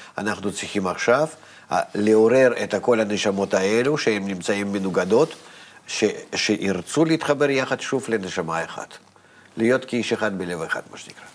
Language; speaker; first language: Hebrew; non-native, fluent; Russian